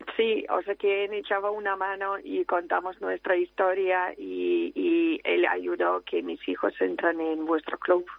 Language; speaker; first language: Spanish; non-native, fluent; Ukrainian